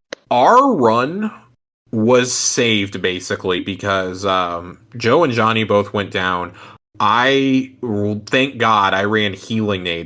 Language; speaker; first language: English; native; English